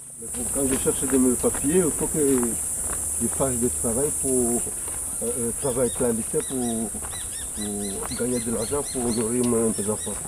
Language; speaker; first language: French; non-native, learner; Comorian